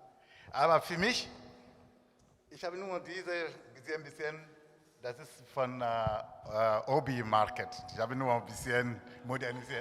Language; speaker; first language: German; non-native, learner; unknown